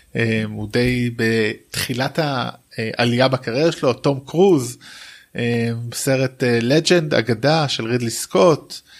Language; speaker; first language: Hebrew; native; Hebrew